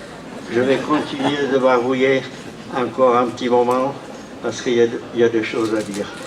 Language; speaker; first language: French; non-native, fluent; Czech